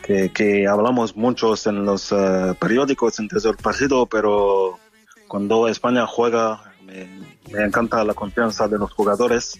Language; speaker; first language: Spanish; non-native, fluent; French